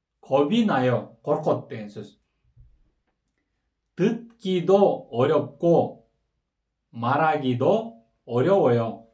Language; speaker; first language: Korean; non-native, fluent; Kyrgyz